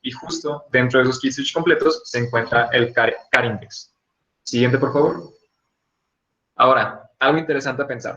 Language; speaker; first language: Spanish; native; Spanish